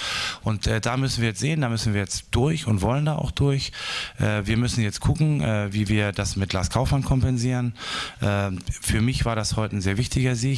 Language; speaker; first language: German; native; German